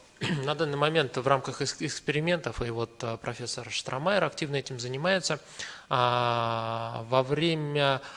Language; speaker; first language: Russian; native; Russian